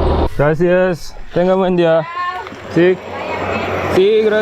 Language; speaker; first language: Spanish; non-native, learner; Korean